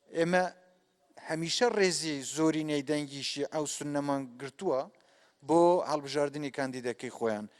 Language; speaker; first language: Central Kurdish; non-native, local second language; Kurdish